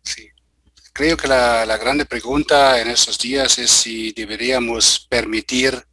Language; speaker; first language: Spanish; non-native, fluent; German